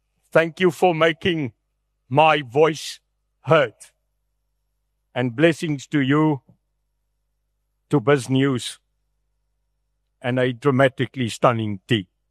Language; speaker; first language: English; non-native, local second language; Afrikaans